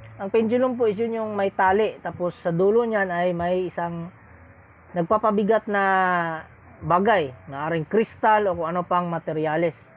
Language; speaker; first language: Filipino; non-native, local second language; Cebuano